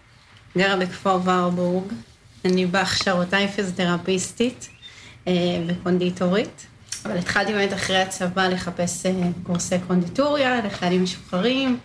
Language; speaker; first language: Hebrew; native; Hebrew